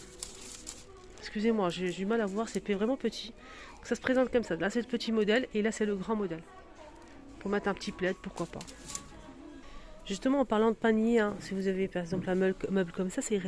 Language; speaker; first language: French; native; French